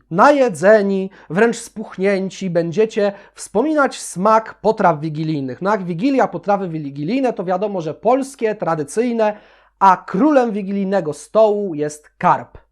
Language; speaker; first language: Polish; native; Polish